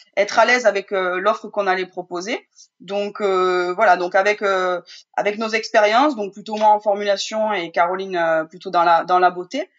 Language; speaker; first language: French; native; French